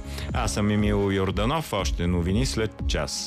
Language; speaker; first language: Bulgarian; native; Bulgarian